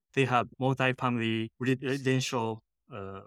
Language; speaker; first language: English; non-native, fluent; Japanese